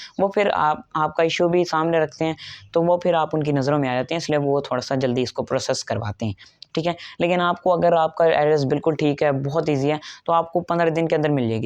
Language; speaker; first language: Urdu; native; Urdu